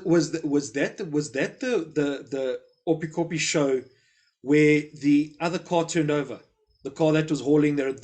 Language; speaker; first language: English; native; English